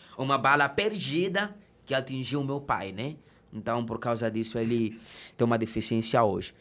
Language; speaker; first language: Portuguese; non-native, local second language; Makhuwa